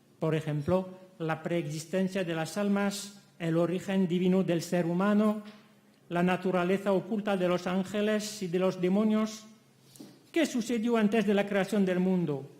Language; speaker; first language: Spanish; non-native, fluent; French